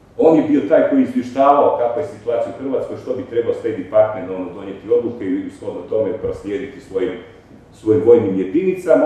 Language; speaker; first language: Croatian; native; Croatian